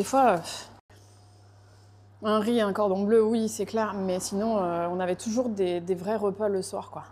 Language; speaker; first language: French; native; French